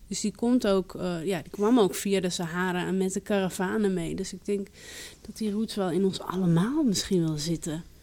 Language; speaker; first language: Dutch; early bilingual, other home language; Arabic